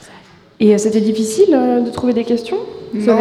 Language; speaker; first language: French; native; French